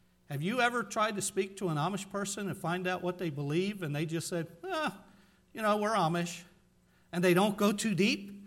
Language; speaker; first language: English; native; English